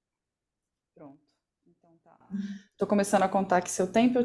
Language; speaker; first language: Portuguese; native; Portuguese